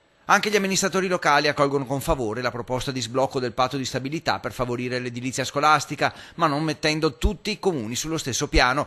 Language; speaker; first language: Italian; native; Italian